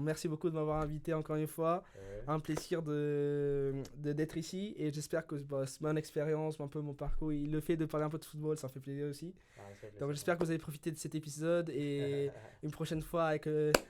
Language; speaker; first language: French; early bilingual, other home language; Spanish